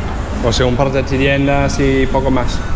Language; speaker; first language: Spanish; non-native, fluent; English